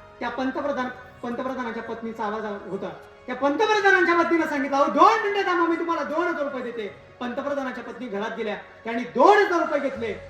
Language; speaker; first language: Marathi; native; Marathi